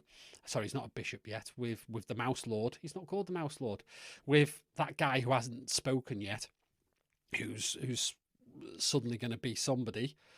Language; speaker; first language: English; native; English